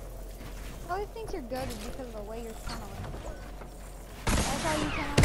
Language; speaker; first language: English; native; English